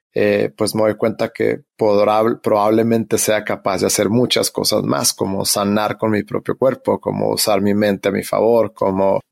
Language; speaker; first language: Spanish; native; Spanish